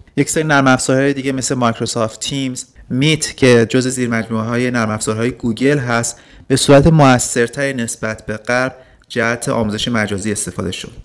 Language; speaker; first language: Persian; native; Persian